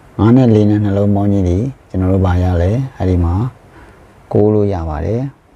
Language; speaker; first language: Burmese; non-native, local second language; Shan